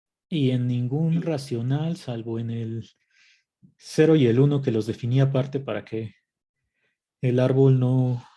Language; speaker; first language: Spanish; native; Spanish